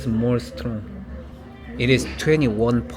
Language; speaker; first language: English; non-native, learner; Korean